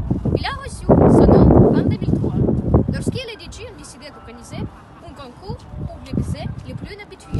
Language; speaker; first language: French; non-native, learner; Russian